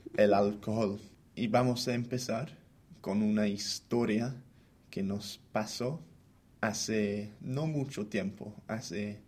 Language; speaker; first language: Spanish; non-native, fluent; English